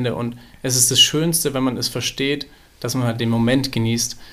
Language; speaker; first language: German; native; German